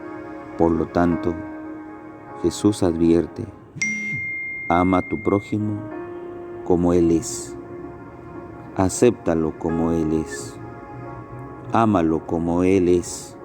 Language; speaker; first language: Spanish; native; Spanish